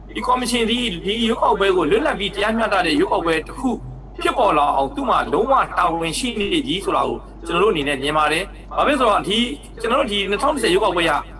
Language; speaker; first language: Burmese; non-native, local second language; Mon